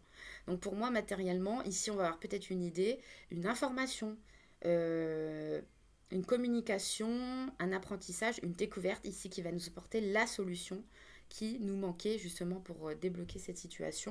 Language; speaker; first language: French; native; French